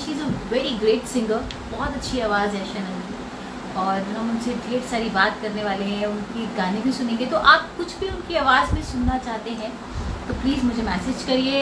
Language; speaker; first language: Hindi; native; Hindi